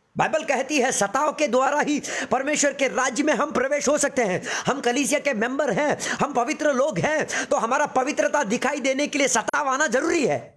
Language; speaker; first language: Hindi; non-native, local second language; Telugu